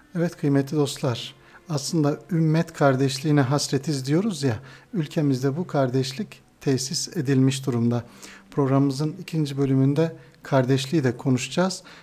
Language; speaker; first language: Turkish; native; Turkish